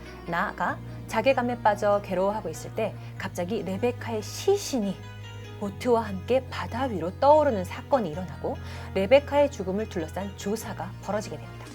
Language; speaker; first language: Korean; native; Korean